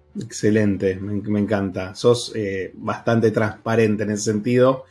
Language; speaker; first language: Spanish; native; Spanish